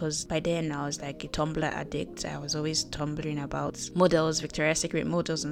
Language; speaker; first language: English; non-native, local second language; Yoruba